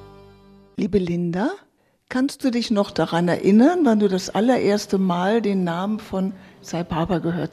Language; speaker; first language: German; native; German